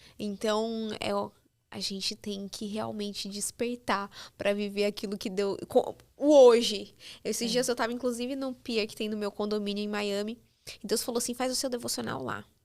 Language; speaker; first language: Portuguese; native; Portuguese